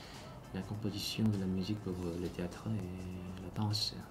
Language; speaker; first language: French; non-native, learner; Korean